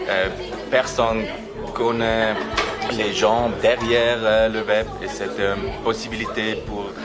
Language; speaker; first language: French; non-native, learner; German